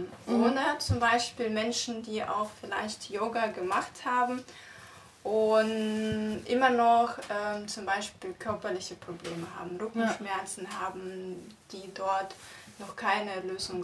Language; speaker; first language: German; non-native, fluent; Russian